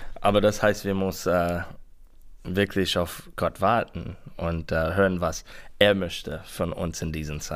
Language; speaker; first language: German; non-native, learner; English